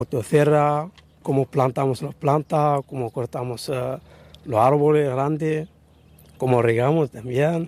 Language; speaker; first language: Spanish; non-native, learner; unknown